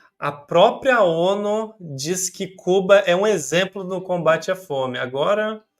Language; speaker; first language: Portuguese; native; Portuguese